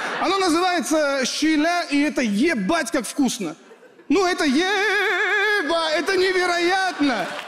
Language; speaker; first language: Russian; early bilingual, other home language; Kurdish